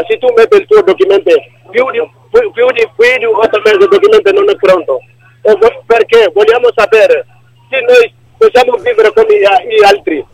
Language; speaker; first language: Italian; non-native, learner; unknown